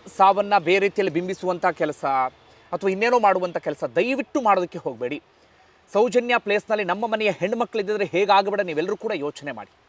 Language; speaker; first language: Kannada; native; Kannada